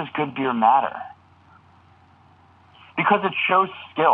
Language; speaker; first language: English; native; English